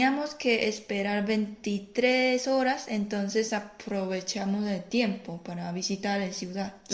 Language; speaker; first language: Spanish; non-native, fluent; Chinese